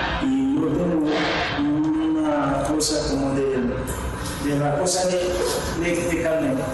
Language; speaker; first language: Spanish; non-native, learner; Haitian Creole